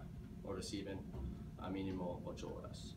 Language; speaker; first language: Spanish; non-native, learner; English